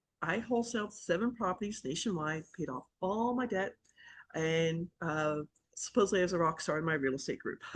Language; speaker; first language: English; native; English